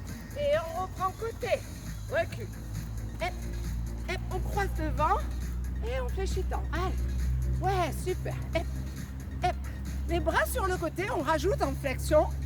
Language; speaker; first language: French; native; French